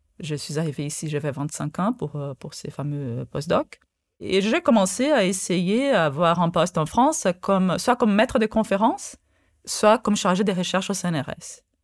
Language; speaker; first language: French; non-native, fluent; Portuguese